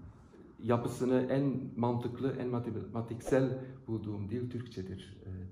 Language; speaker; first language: Turkish; non-native, fluent; Dutch